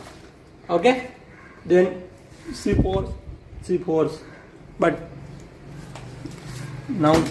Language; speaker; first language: English; non-native, learner; Hindi